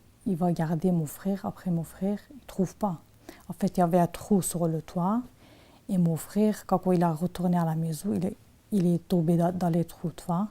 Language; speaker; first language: French; non-native, learner; Turkish